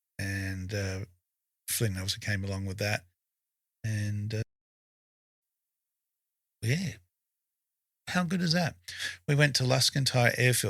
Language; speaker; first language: English; native; English